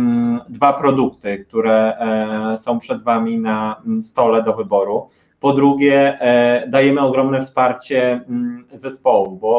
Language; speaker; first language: Polish; native; Polish